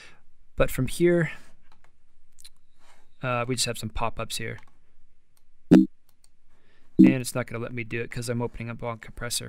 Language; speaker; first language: English; native; English